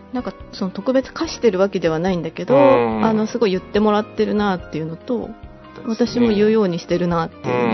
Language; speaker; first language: Japanese; native; Japanese